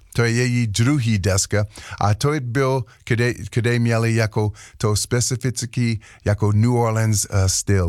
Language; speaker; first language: Czech; non-native, learner; English